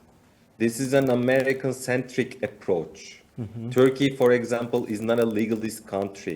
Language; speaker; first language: English; non-native, fluent; Turkish